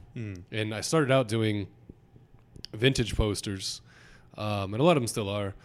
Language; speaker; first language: English; native; English